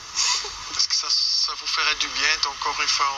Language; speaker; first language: French; non-native, local second language; Dutch